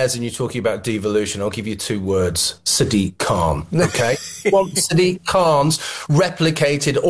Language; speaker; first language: English; native; English